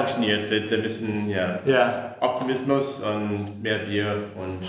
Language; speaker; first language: German; non-native, learner; English